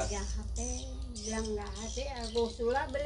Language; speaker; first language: Indonesian; non-native, local second language; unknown